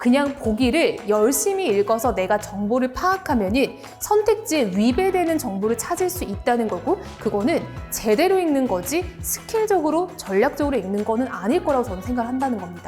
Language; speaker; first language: Korean; native; Korean